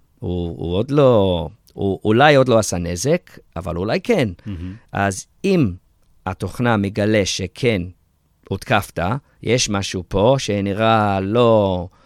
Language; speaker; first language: Hebrew; early bilingual, heritage; Hebrew